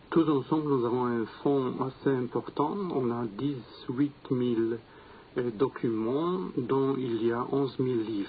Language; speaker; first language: French; non-native, fluent; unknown